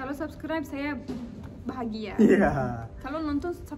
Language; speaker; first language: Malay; non-native, learner; Turkish